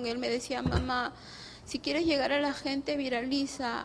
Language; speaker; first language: Spanish; native; Spanish